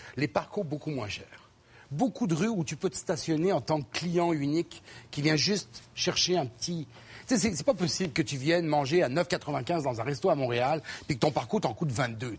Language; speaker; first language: French; native; French